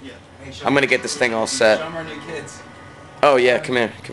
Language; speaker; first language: English; native; English